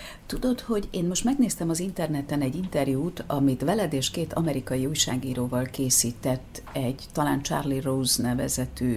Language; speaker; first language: Hungarian; native; Hungarian